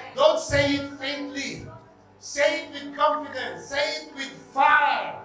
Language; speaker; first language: English; non-native, local second language; Filipino